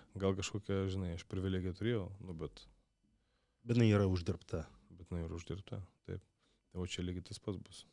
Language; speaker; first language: Lithuanian; native; Lithuanian